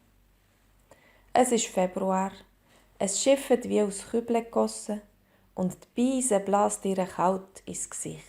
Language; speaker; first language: German; native; German